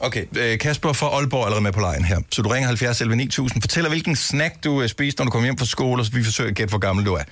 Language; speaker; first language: Danish; native; Danish